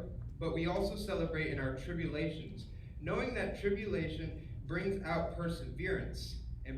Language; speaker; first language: English; native; English